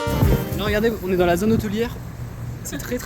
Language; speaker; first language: French; native; French